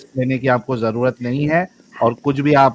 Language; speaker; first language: Hindi; native; Hindi